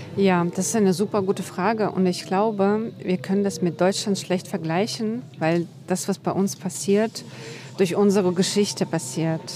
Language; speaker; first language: German; non-native, fluent; Ukrainian